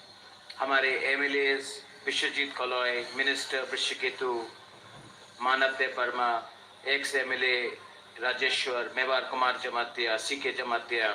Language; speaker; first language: Hindi; non-native, local second language; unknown